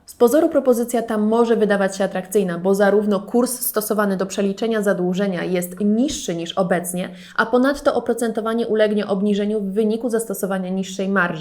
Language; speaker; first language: Polish; native; Polish